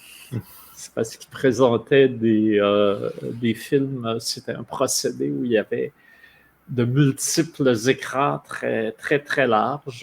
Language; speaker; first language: French; native; French